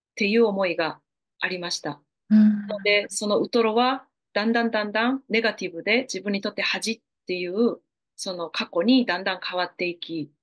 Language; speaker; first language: Japanese; native; Japanese